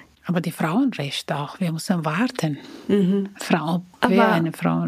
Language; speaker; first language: German; non-native, learner; Arabic